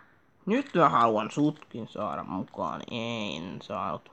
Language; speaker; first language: Finnish; native; Finnish